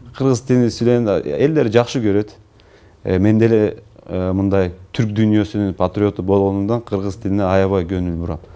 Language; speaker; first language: Kyrgyz; non-native, local second language; Turkish